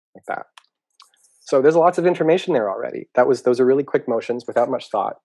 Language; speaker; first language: English; native; English